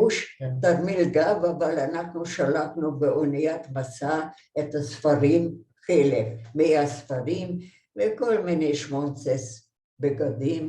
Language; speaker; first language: Hebrew; non-native, fluent; Hungarian